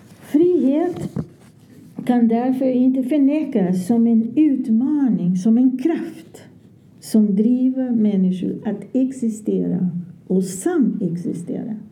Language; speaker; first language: Swedish; non-native, fluent; Portuguese